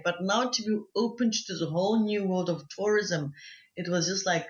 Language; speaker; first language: English; non-native, local second language; Tswana